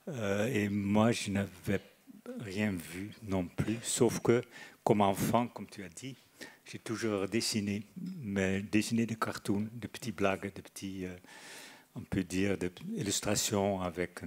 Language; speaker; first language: French; non-native, fluent; Dutch